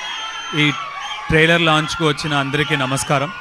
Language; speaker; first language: Telugu; non-native, learner; Tamil